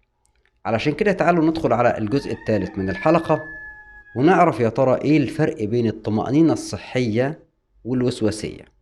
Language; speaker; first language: Arabic; native; Arabic